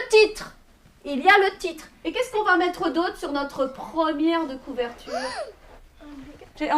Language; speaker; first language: French; native; French